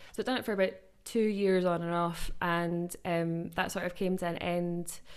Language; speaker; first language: English; native; English